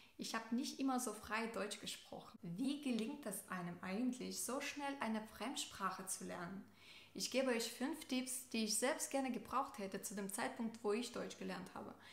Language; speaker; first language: German; non-native, fluent; Russian